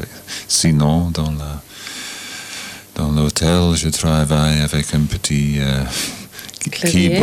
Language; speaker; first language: French; non-native, learner; English